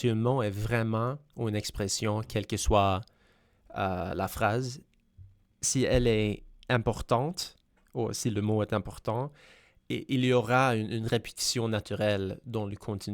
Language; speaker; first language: French; non-native, fluent; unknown